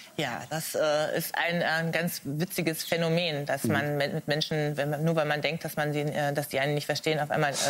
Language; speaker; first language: German; early bilingual, other home language; Arabic